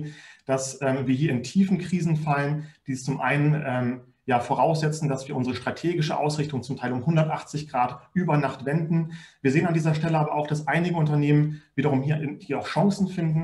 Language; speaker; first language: German; native; German